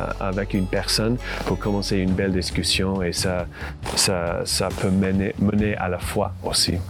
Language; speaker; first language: French; non-native, fluent; English